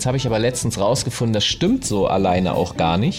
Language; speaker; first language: German; native; German